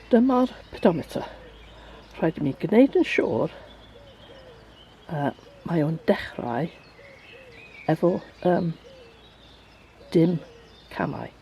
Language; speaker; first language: Welsh; non-native, fluent; English